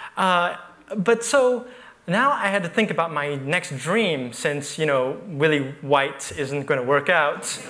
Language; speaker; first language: English; native; English